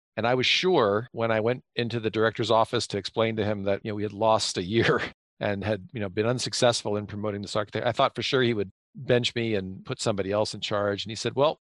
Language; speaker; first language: English; native; English